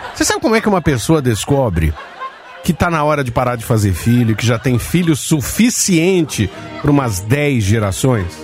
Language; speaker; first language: Portuguese; native; Portuguese